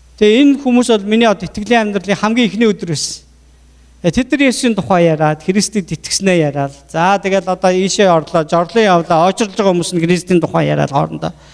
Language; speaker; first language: Mongolian; native; Mongolian